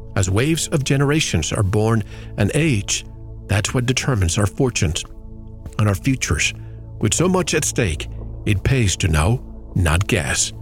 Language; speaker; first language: English; native; English